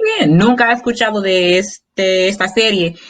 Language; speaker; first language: Spanish; non-native, fluent; English